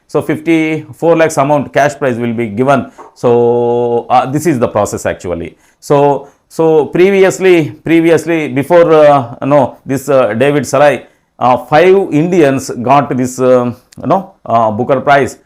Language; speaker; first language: English; non-native, local second language; Telugu